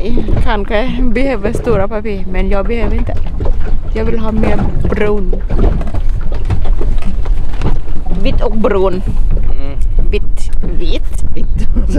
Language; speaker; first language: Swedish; non-native, learner; Thai